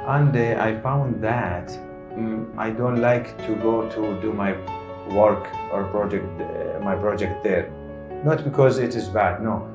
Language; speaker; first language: English; non-native, fluent; Arabic